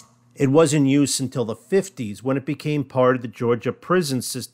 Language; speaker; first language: English; native; English